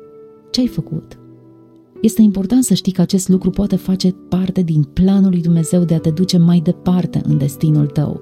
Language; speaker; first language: Romanian; native; Romanian